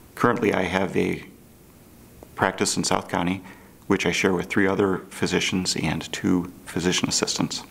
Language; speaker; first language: English; native; English